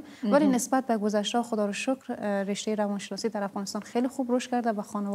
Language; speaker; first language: Persian; native; Persian